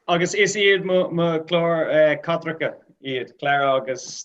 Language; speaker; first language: Irish; non-native, learner; English